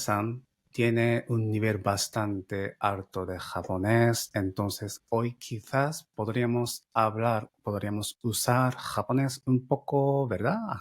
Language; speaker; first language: Spanish; non-native, fluent; Japanese